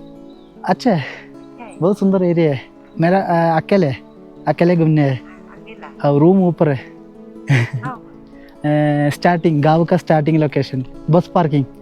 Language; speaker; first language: Hindi; non-native, local second language; Malayalam